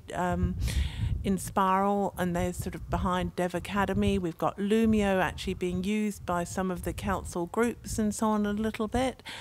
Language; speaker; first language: English; native; English